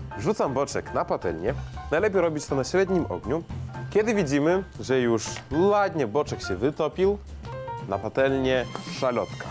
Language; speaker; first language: Polish; native; Polish